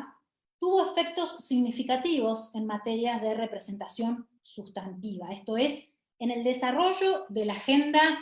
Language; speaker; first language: Spanish; native; Spanish